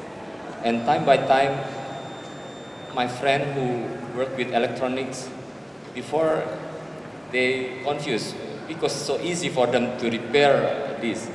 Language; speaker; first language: English; non-native, learner; Indonesian